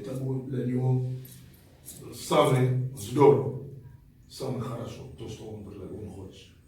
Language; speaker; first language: Russian; non-native, fluent; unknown